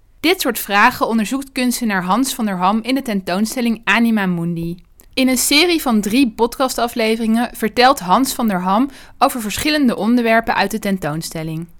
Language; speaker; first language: Dutch; native; Dutch